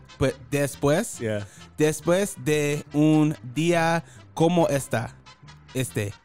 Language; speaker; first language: Spanish; non-native, learner; English